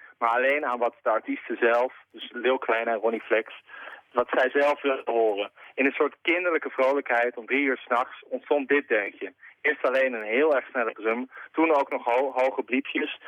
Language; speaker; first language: Dutch; native; Dutch